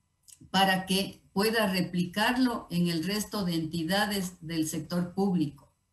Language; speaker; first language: Spanish; native; Spanish